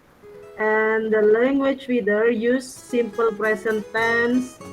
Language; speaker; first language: English; non-native, learner; Indonesian